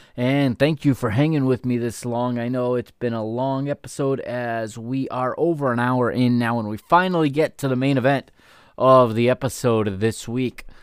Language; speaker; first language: English; native; English